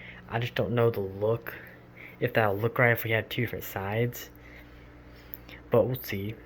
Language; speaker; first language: English; native; English